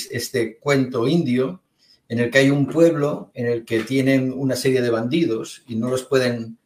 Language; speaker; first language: Spanish; native; Spanish